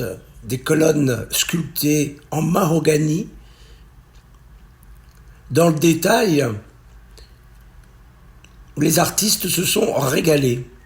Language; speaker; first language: French; native; French